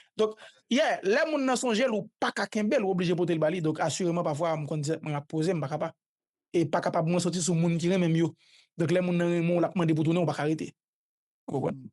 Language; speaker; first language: Haitian Creole; native; Haitian Creole